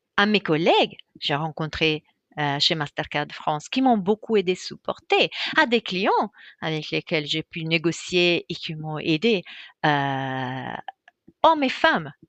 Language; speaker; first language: French; non-native, fluent; Italian